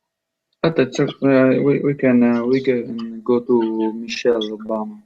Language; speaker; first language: English; non-native, learner; Italian